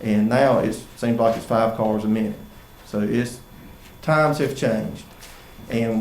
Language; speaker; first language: English; native; English